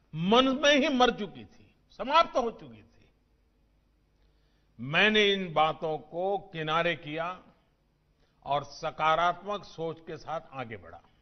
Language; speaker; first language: Hindi; non-native, local second language; Gujarati